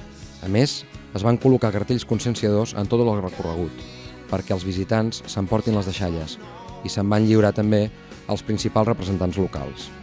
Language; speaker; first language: Catalan; native; Catalan